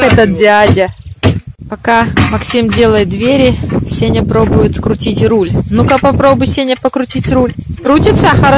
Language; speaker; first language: Russian; native; Russian